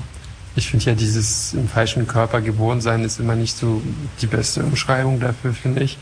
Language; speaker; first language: German; non-native, fluent; French